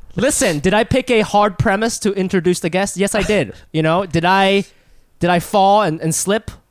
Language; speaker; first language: English; early bilingual, other home language; Japanese